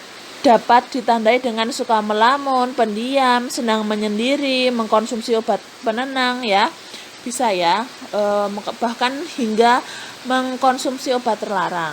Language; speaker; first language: Indonesian; native; Indonesian